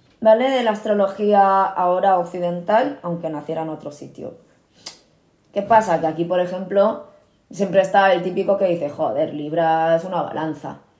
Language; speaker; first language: Spanish; early bilingual, other home language; Korean